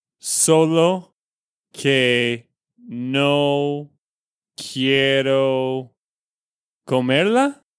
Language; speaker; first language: Spanish; non-native, fluent; English